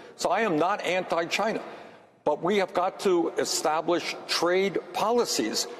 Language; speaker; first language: English; non-native, fluent; Chinese